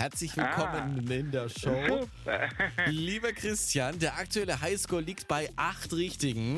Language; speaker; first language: German; native; German